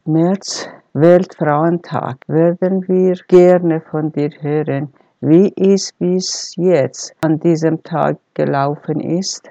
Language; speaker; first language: German; non-native, learner; Persian